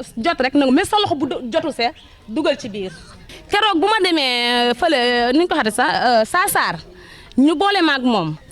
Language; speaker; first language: Wolof; native; Wolof